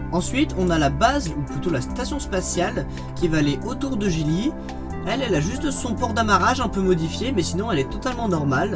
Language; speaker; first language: French; native; French